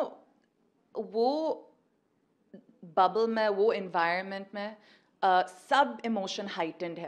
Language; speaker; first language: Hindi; early bilingual, heritage; Hindi